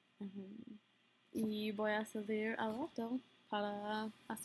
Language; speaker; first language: Spanish; non-native, learner; English